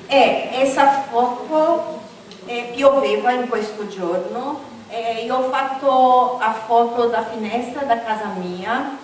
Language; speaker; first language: Italian; non-native, learner; Portuguese